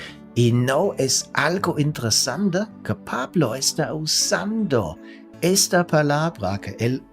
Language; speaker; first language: Spanish; non-native, fluent; German